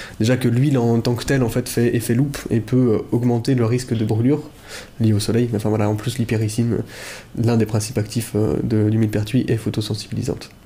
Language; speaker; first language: French; native; French